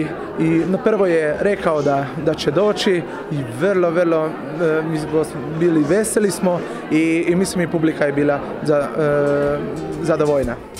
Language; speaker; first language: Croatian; early bilingual, heritage; Croatian